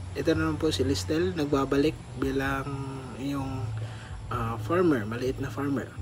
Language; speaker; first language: Filipino; non-native, local second language; Cebuano